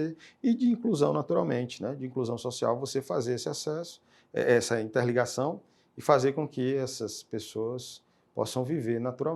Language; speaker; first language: Portuguese; native; Portuguese